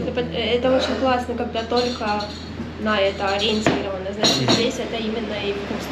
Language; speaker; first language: Russian; native; Russian